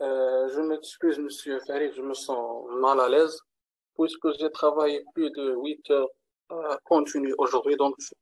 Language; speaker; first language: French; non-native, learner; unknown